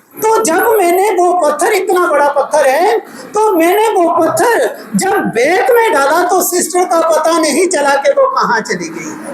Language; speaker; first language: Urdu; non-native, local second language; Punjabi